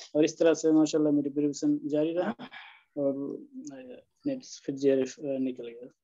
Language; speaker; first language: Hindi; non-native, local second language; Bangla